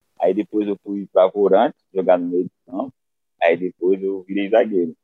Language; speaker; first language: Portuguese; non-native, fluent; Haitian Creole